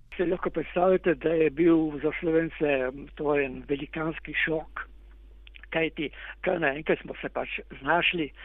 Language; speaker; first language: Slovenian; native; Slovenian